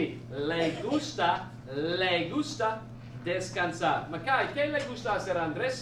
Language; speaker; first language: Spanish; non-native, fluent; English